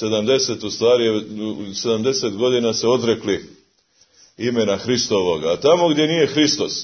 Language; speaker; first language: Croatian; native; Croatian